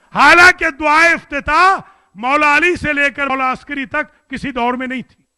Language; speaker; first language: Urdu; non-native, local second language; Punjabi